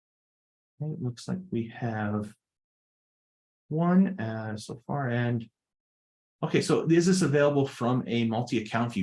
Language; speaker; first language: English; native; English